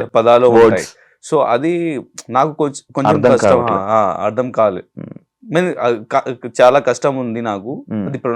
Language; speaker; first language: Telugu; non-native, learner; Hindi